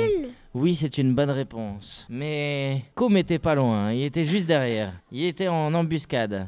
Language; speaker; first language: French; native; French